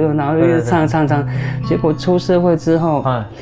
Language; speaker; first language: Chinese; non-native, local second language; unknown